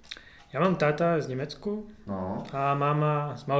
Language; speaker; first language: Czech; non-native, fluent; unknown